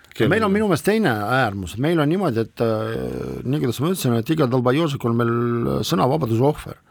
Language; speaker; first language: Estonian; non-native, local second language; Russian